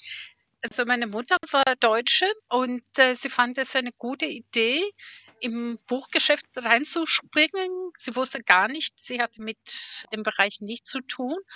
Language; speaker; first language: German; early bilingual, heritage; German